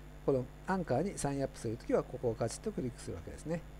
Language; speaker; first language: Japanese; native; Japanese